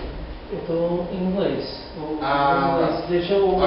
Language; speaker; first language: Portuguese; non-native, learner; English